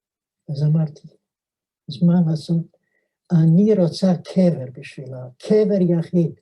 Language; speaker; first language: Hebrew; non-native, fluent; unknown